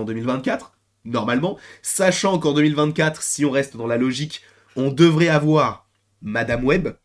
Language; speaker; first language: French; native; French